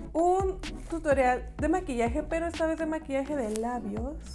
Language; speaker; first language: Spanish; native; Spanish